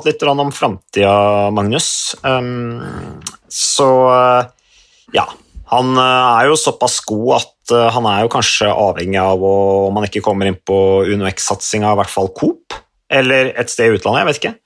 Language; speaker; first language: Norwegian; native; Norwegian